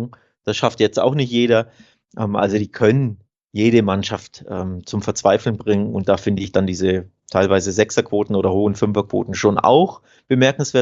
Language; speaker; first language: German; native; German